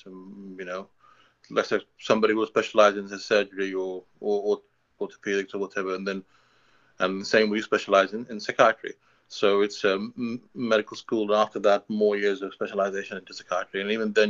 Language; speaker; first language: English; non-native, local second language; Hindi